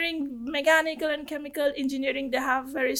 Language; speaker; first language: English; non-native, local second language; Bangla